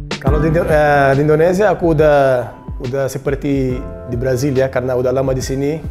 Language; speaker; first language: Indonesian; non-native, learner; Portuguese